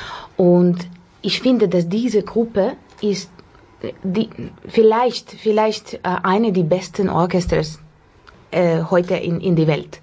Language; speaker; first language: German; non-native, learner; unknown